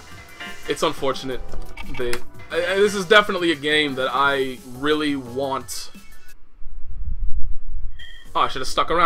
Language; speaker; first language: English; native; English